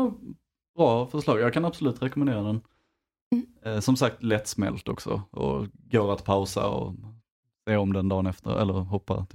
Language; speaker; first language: Swedish; native; Swedish